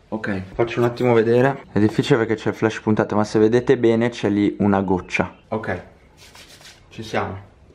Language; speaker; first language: Italian; native; Italian